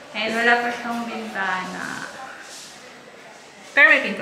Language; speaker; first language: Filipino; native; Filipino